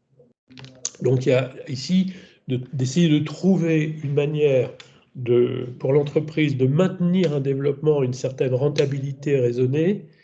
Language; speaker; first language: French; native; French